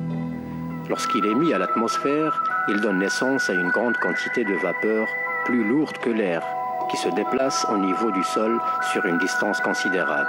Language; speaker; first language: French; non-native, local second language; Arabic